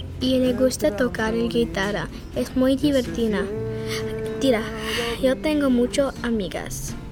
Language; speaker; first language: Spanish; non-native, learner; English